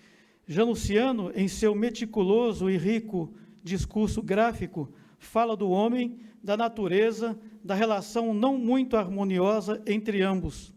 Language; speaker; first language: Portuguese; native; Portuguese